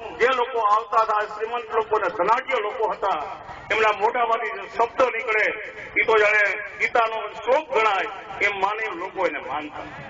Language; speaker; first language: Gujarati; native; Gujarati